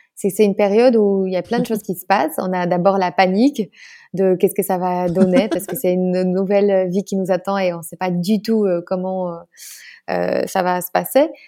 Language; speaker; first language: French; non-native, fluent; Polish